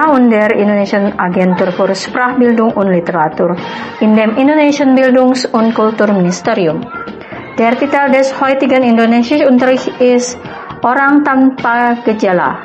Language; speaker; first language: German; non-native, fluent; Indonesian